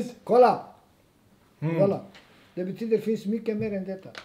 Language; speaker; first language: Swedish; non-native, fluent; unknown